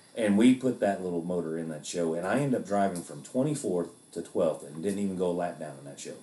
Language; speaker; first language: English; native; English